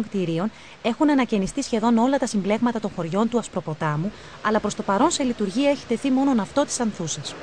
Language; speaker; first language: Greek; native; Greek